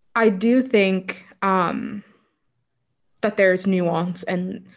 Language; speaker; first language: English; native; English